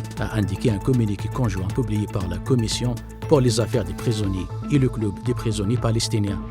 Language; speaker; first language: French; non-native, local second language; Arabic